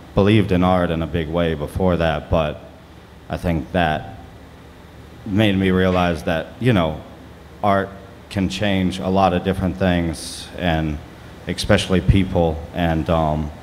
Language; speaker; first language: English; native; English